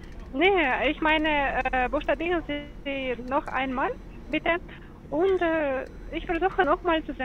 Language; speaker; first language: German; non-native, learner; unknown